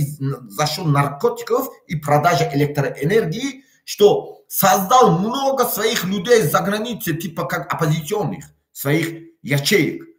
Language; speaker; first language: Russian; non-native, local second language; Tajik